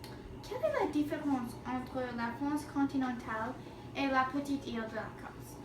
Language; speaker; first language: French; non-native, learner; English